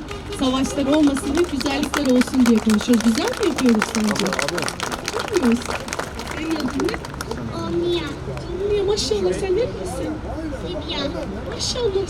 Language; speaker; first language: Turkish; native; Turkish